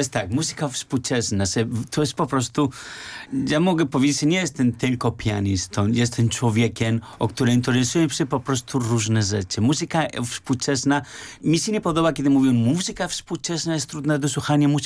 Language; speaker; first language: Polish; non-native, fluent; Spanish